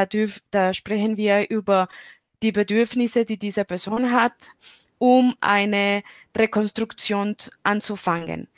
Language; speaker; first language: German; non-native, fluent; Spanish